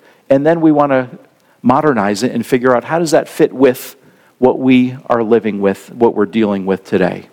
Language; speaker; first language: English; native; English